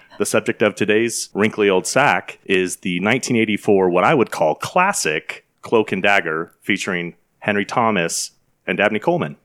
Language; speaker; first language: English; native; English